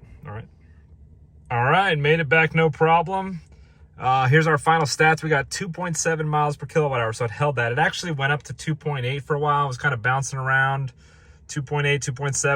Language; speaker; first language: English; native; English